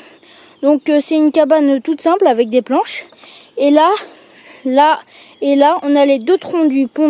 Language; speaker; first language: French; native; French